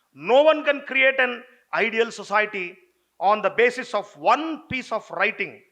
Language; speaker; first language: English; non-native, local second language; Kannada